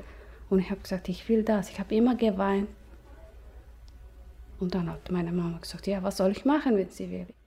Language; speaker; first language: German; non-native, learner; Somali